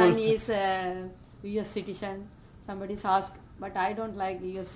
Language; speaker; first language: English; non-native, learner; Tamil